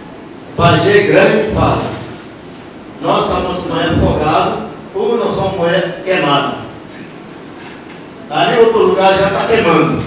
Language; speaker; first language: Portuguese; non-native, local second language; Yanomámi